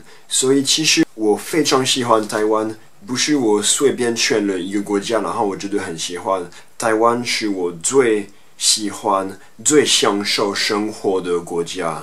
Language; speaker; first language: Chinese; non-native, fluent; French